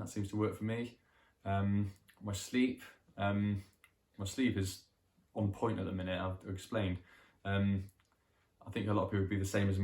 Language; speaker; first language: English; native; English